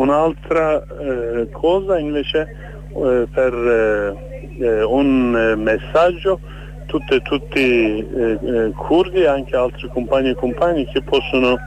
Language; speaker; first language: Italian; non-native, fluent; Kurdish